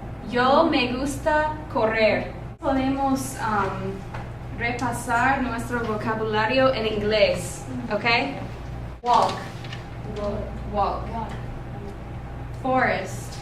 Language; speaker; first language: Spanish; non-native, fluent; English